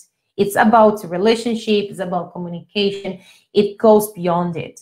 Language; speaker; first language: English; non-native, fluent; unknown